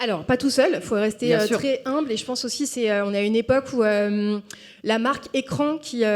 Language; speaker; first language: French; native; French